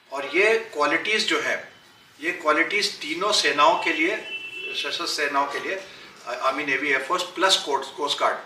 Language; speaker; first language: Hindi; native; Hindi